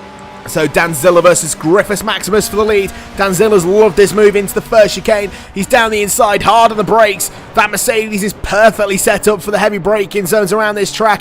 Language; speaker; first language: English; native; English